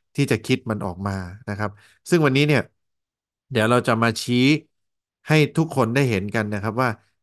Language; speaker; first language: Thai; native; Thai